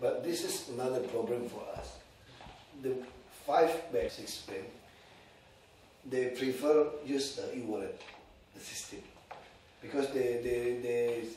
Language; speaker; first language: English; non-native, learner; Indonesian